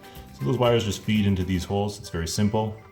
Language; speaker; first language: English; native; English